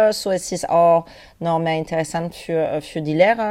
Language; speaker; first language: German; non-native, learner; French